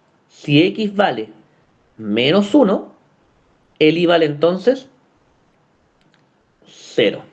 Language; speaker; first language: Spanish; native; Spanish